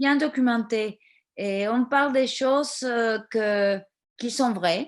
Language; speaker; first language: French; non-native, fluent; Spanish